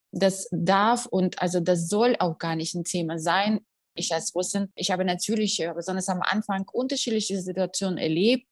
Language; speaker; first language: German; non-native, fluent; Russian